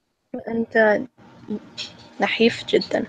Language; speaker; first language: Arabic; non-native, learner; English